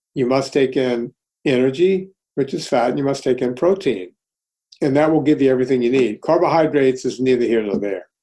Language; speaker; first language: English; early bilingual, other home language; Italian